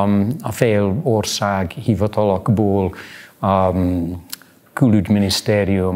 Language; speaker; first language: Hungarian; non-native, fluent; English